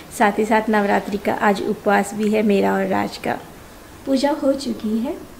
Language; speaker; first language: Hindi; non-native, local second language; Marathi